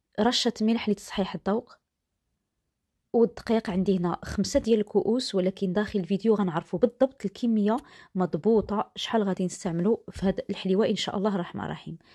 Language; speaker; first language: Arabic; native; Arabic